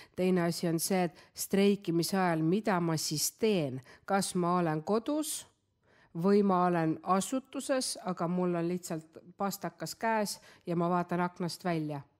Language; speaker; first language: Estonian; non-native, local second language; Russian